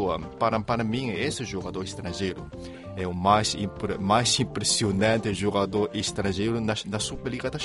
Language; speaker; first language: Portuguese; non-native, fluent; Chinese